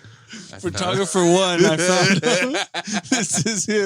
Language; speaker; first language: English; native; English